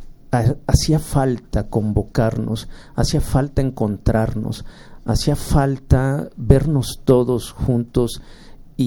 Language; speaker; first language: Spanish; native; Spanish